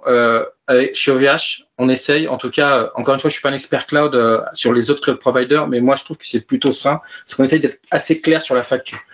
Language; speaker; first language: French; native; French